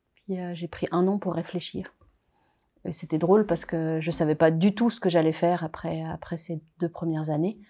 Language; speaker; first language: French; native; French